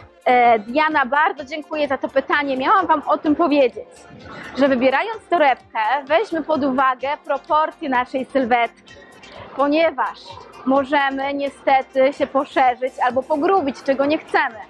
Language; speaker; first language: Polish; native; Polish